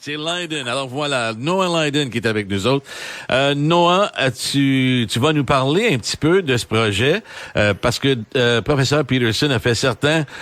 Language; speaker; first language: French; native; French